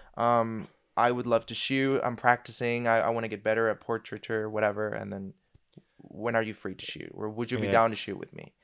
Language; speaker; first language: English; non-native, fluent; Spanish